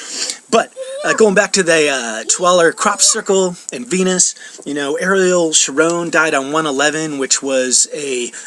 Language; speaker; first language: English; native; English